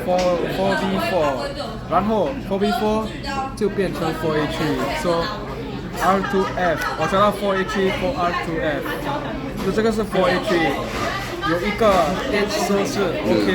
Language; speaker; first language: Chinese; non-native, learner; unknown